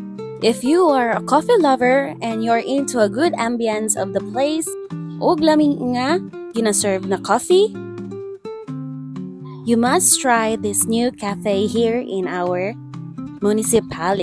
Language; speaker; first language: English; non-native, local second language; Cebuano